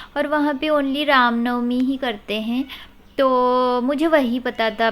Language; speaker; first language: Hindi; non-native, local second language; Odia